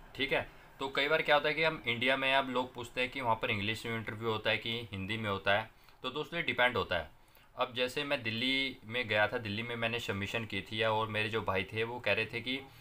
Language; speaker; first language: Hindi; non-native, local second language; Punjabi